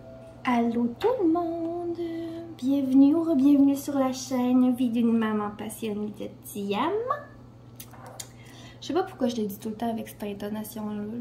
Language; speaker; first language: French; native; French